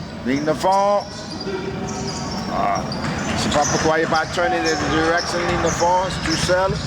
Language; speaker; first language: French; non-native, learner; English